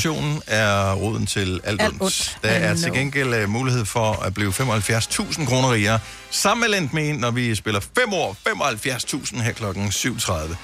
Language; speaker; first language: Danish; native; Danish